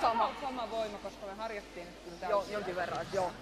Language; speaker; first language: Finnish; native; Finnish